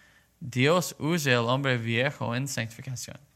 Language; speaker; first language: Spanish; non-native, learner; English